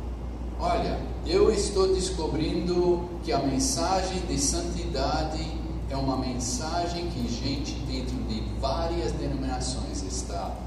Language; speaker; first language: Portuguese; non-native, fluent; English